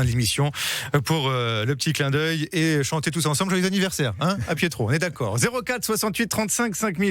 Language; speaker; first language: French; native; French